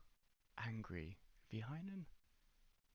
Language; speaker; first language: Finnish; non-native, learner; English